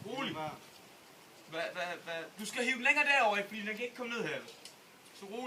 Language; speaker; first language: Danish; native; Danish